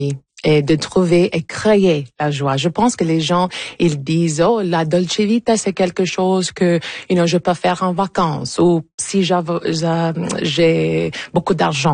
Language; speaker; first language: French; non-native, local second language; English